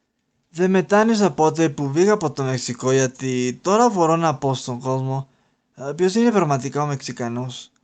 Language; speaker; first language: Greek; non-native, learner; Spanish